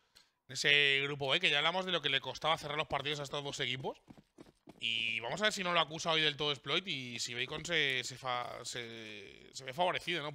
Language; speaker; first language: Spanish; native; Spanish